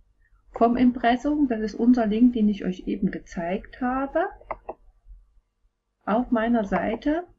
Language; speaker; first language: German; native; German